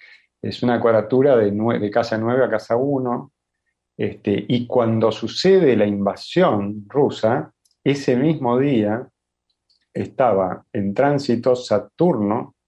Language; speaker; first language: Spanish; native; Spanish